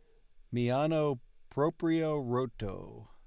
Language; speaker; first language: Italian; non-native, learner; English